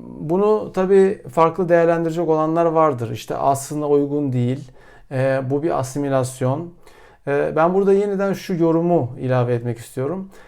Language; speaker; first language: Turkish; native; Turkish